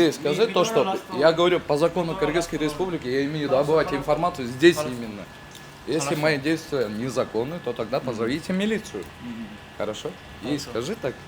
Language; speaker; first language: Russian; non-native, local second language; Kyrgyz